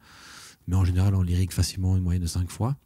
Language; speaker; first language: French; native; French